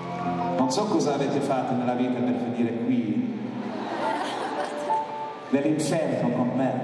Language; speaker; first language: Italian; non-native, fluent; English